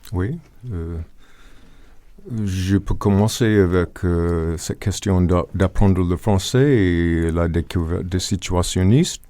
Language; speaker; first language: French; non-native, fluent; English